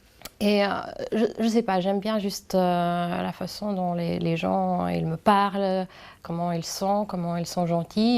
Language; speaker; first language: French; non-native, fluent; Lithuanian